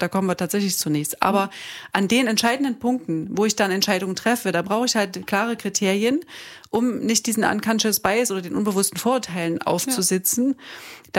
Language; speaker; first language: German; native; German